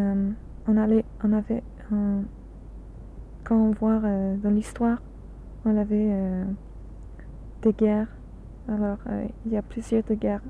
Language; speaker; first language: French; non-native, learner; English